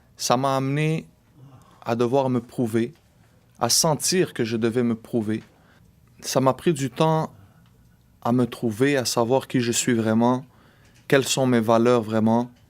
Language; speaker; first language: French; early bilingual, other home language; Arabic